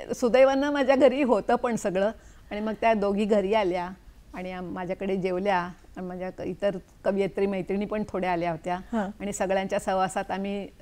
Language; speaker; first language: Marathi; non-native, local second language; Kannada